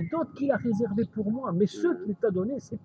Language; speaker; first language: French; native; French